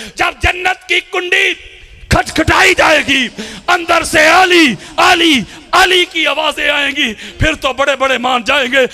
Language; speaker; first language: Urdu; non-native, local second language; Punjabi